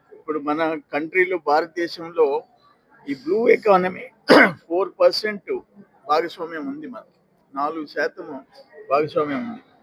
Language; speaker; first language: Telugu; native; Telugu